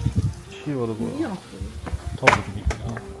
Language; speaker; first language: Japanese; non-native, learner; French